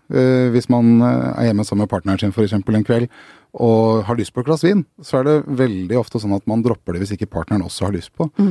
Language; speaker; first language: Norwegian; native; Norwegian